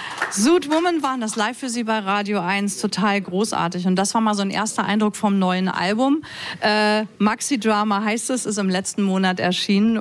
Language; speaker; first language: German; native; German